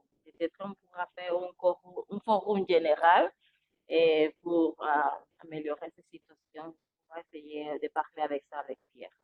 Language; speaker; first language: French; non-native, fluent; Spanish